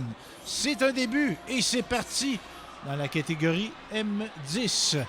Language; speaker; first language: French; native; French